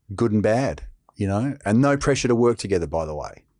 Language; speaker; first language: English; native; English